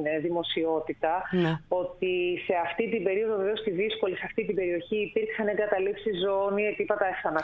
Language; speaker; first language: Greek; native; Greek